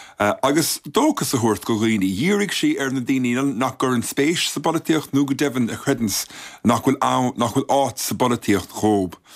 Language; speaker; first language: Irish; native; Irish